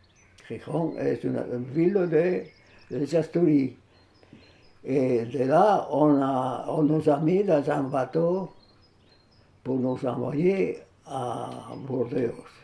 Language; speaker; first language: French; non-native, fluent; Spanish